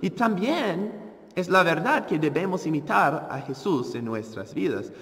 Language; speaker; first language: Spanish; non-native, fluent; English